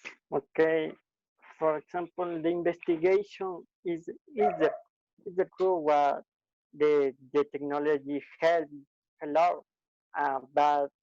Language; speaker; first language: English; non-native, learner; Spanish